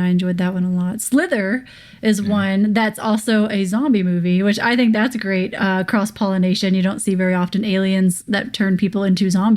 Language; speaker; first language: English; native; English